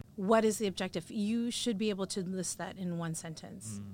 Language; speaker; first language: English; native; English